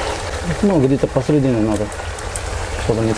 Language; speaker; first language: Russian; non-native, local second language; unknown